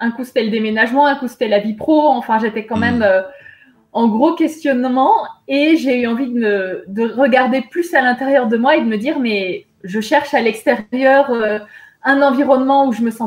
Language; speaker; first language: French; native; French